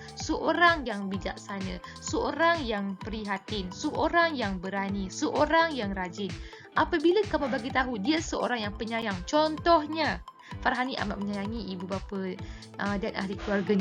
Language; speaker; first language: Malay; native; Malay